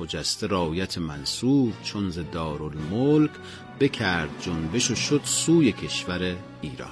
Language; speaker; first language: Persian; native; Persian